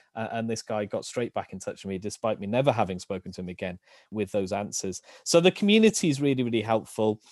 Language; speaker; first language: English; native; English